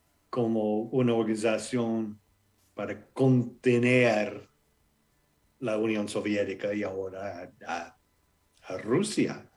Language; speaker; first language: Spanish; non-native, fluent; English